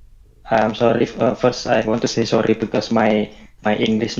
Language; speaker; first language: English; non-native, learner; Indonesian